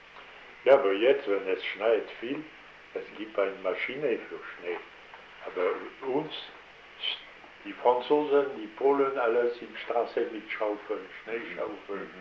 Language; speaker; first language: German; non-native, learner; French